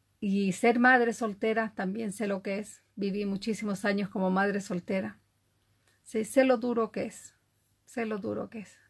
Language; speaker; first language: Spanish; native; Spanish